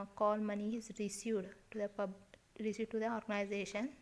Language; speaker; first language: English; non-native, local second language; Kannada